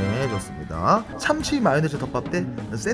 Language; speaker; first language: Korean; native; Korean